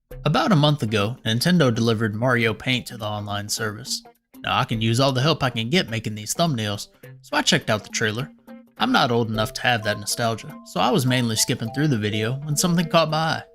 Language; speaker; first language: English; native; English